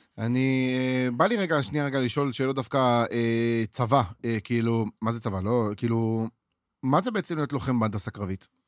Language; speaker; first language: Hebrew; native; Hebrew